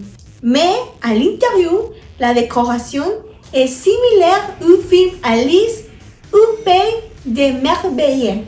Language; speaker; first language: French; non-native, learner; Spanish